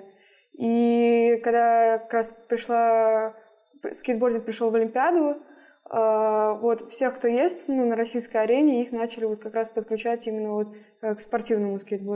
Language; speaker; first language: Russian; native; Russian